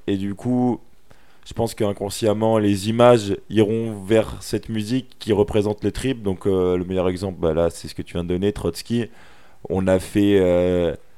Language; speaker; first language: French; native; French